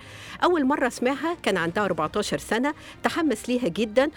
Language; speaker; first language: Arabic; native; Arabic